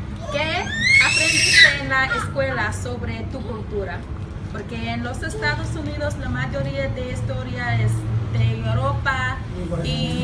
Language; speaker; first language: Spanish; non-native, learner; English